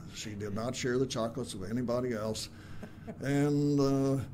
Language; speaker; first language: English; native; English